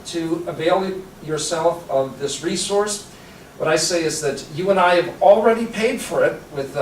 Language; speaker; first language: English; native; English